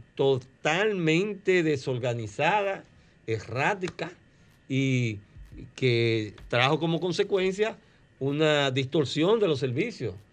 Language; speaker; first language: Spanish; native; Spanish